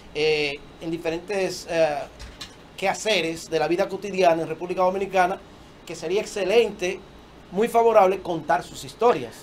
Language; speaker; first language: Spanish; early bilingual, heritage; Spanish